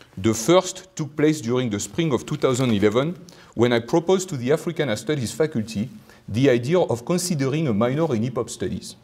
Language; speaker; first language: English; non-native, fluent; French